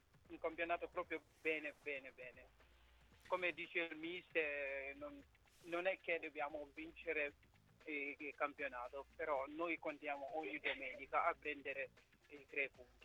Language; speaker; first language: Italian; non-native, fluent; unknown